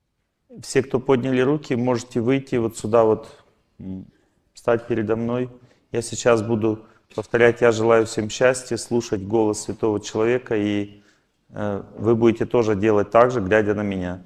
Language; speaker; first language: Russian; native; Russian